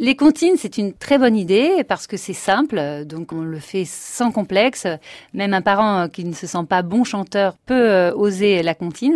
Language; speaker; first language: French; native; French